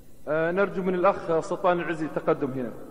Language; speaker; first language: Arabic; native; Arabic